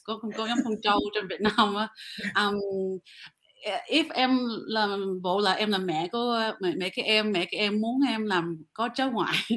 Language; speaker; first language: Vietnamese; early bilingual, heritage; Vietnamese